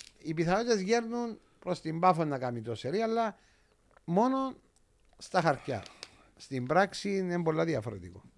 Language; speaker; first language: Greek; native; Greek